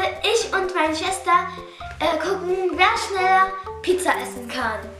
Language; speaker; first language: German; early bilingual, other home language; Arabic